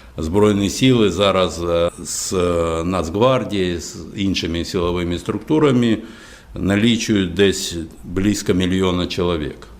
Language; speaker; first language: Ukrainian; non-native, local second language; Russian